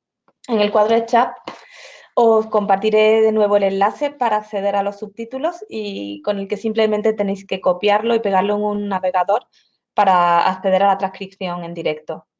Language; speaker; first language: Spanish; native; Spanish